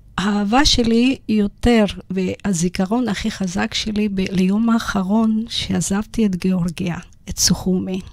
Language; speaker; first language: Hebrew; non-native, fluent; Georgian